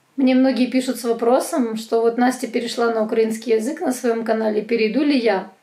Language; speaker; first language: Russian; native; Russian